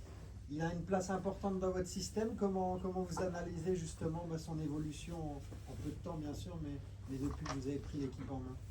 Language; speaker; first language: French; native; French